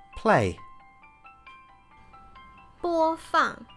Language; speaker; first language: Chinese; non-native, learner; English